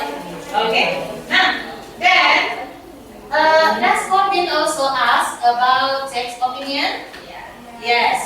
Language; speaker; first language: English; non-native, fluent; Indonesian